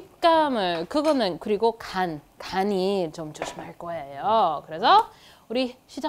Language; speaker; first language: Korean; non-native, learner; English